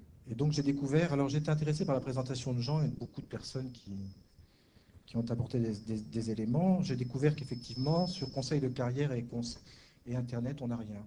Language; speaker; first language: French; native; French